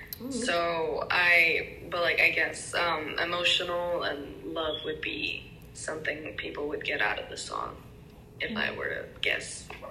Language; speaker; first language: English; early bilingual, other home language; Spanish